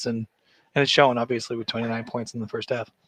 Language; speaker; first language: English; native; English